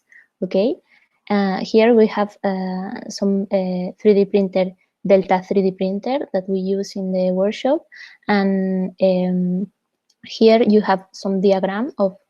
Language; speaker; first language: English; non-native, fluent; Spanish